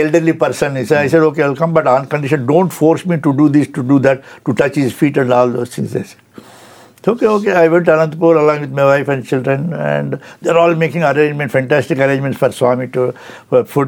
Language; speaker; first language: English; non-native, local second language; Telugu